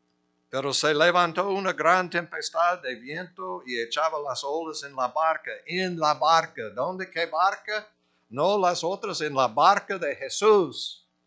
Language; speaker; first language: Spanish; non-native, fluent; English